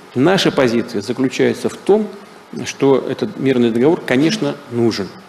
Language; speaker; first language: Russian; native; Russian